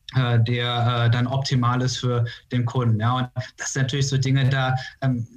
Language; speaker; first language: German; native; German